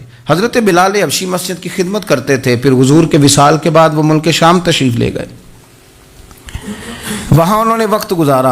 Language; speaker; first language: Urdu; native; Urdu